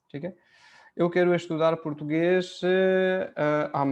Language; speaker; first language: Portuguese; non-native, fluent; Hindi